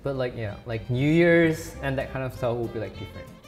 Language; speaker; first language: English; non-native, fluent; Indonesian